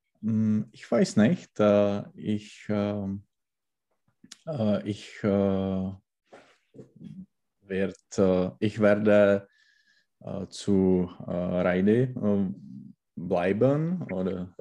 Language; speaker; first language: German; non-native, learner; Czech